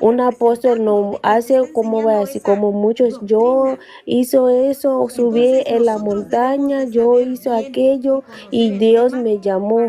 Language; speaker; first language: Spanish; non-native, fluent; Portuguese